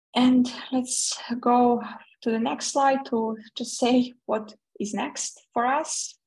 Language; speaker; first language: English; non-native, fluent; Serbian